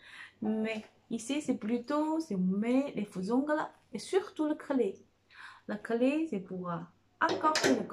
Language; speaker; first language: French; non-native, fluent; Chinese